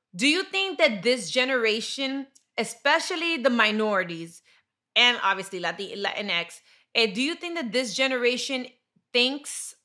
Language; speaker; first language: English; early bilingual, other home language; Spanish